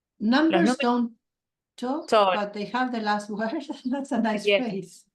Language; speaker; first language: English; non-native, fluent; Spanish